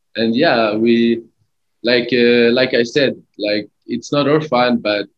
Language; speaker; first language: English; early bilingual, other home language; Arabic